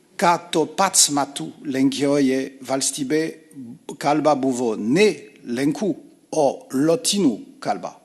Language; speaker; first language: Lithuanian; non-native, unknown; French